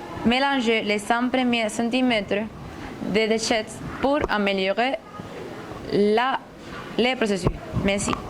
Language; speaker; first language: French; non-native, learner; Spanish